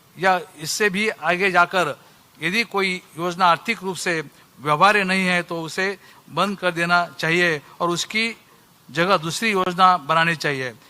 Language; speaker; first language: Hindi; non-native, local second language; Marathi